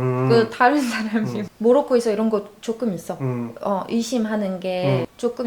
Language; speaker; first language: Korean; non-native, learner; Arabic